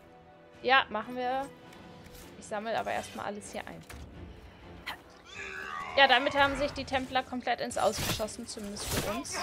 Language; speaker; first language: German; native; German